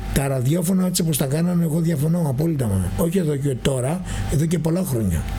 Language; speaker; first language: Greek; native; Greek